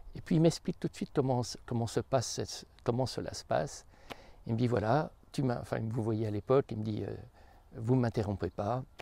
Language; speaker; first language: French; native; French